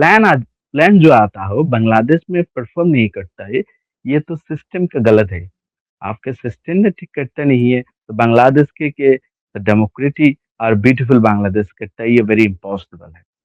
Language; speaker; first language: Hindi; non-native, learner; Bangla